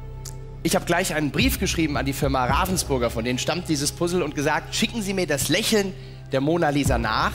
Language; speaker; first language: German; native; German